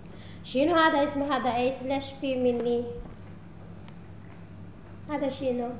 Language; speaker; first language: Arabic; non-native, learner; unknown